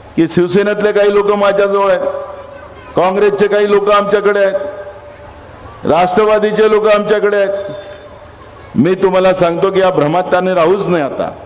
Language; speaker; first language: Marathi; native; Marathi